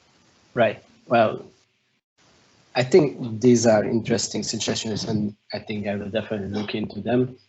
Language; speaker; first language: English; non-native, fluent; Hungarian